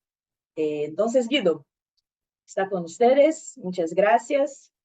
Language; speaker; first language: Spanish; non-native, learner; Portuguese